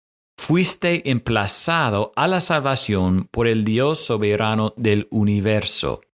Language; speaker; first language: Spanish; non-native, fluent; English